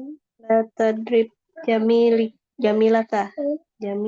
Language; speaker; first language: Arabic; non-native, learner; Indonesian